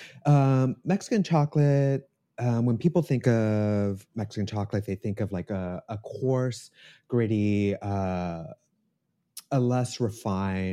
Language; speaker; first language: English; native; English